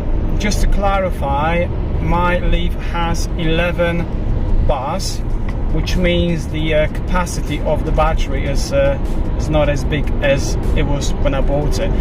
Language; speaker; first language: English; non-native, fluent; Polish